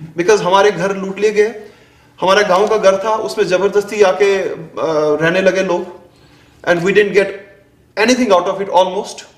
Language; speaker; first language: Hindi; non-native, local second language; Kashmiri